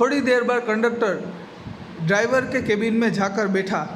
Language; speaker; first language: Hindi; non-native, local second language; Gujarati